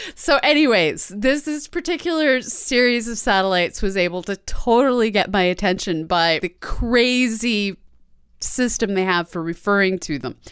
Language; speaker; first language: English; native; English